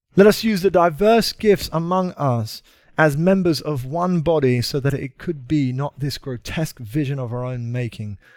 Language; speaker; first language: English; native; English